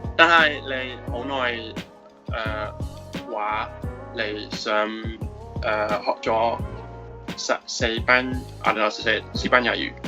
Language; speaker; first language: Cantonese; non-native, learner; English